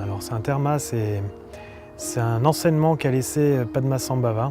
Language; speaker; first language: French; native; French